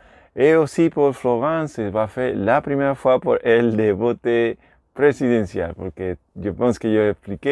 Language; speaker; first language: French; non-native, learner; Spanish